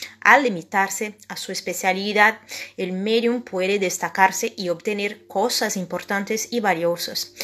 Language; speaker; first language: Spanish; non-native, fluent; Portuguese